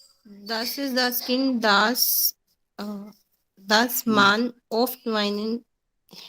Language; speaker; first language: German; non-native, learner; Hindi